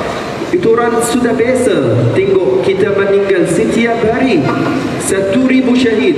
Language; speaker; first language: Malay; non-native, fluent; Arabic